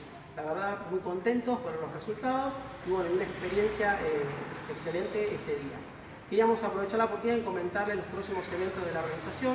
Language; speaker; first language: Spanish; native; Spanish